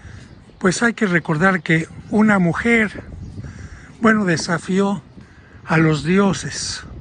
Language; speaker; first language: Spanish; native; Spanish